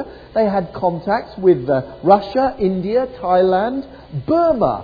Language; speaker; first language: English; native; English